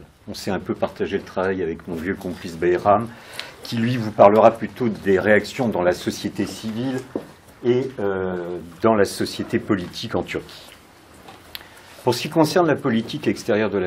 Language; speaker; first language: French; native; French